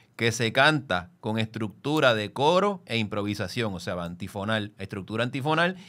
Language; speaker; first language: Spanish; native; Spanish